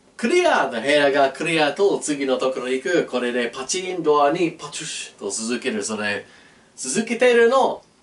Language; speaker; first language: Japanese; non-native, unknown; English